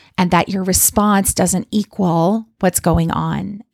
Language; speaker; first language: English; native; English